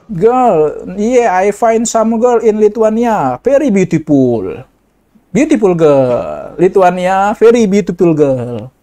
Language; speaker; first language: English; non-native, learner; Indonesian